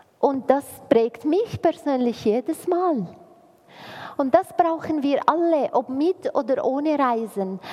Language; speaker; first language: German; non-native, fluent; Arabic